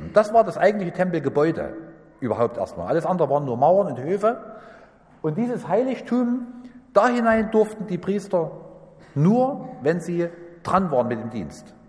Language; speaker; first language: German; native; German